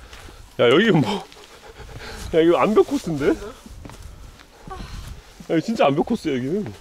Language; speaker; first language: Korean; native; Korean